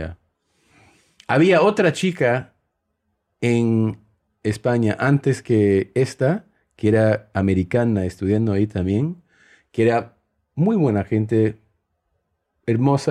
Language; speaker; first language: Spanish; early bilingual, heritage; Spanish